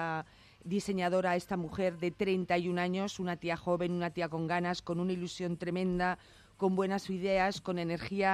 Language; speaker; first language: Spanish; native; Spanish